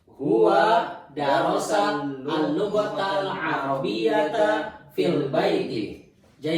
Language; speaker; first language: Arabic; non-native, fluent; Indonesian